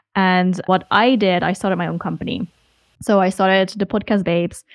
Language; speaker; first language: English; non-native, fluent; Dutch